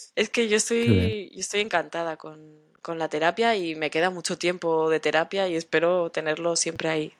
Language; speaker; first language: Spanish; native; Spanish